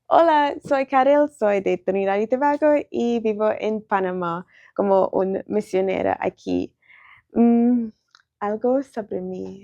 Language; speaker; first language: Spanish; non-native, learner; English